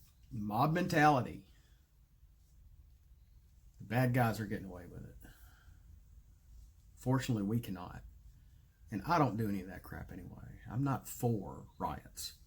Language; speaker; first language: English; native; English